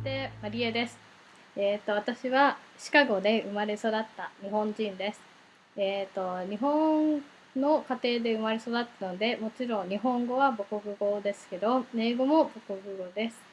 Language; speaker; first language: Japanese; early bilingual, heritage; Japanese